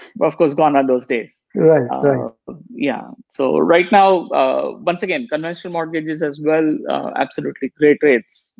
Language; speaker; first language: English; non-native, local second language; Gujarati